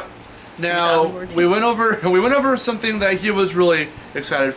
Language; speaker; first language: English; native; English